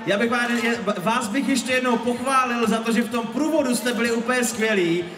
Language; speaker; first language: Czech; native; Czech